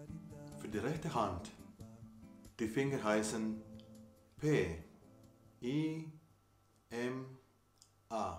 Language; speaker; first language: German; non-native, fluent; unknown